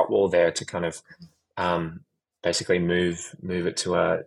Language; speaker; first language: English; native; English